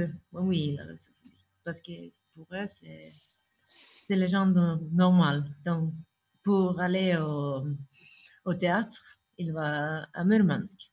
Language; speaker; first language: French; non-native, fluent; Norwegian